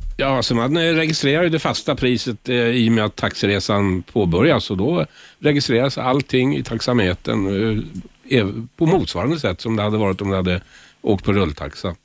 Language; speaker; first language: Swedish; native; Swedish